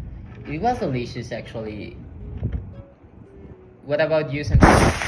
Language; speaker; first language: English; non-native, learner; Spanish